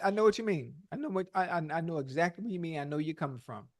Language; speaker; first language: English; native; English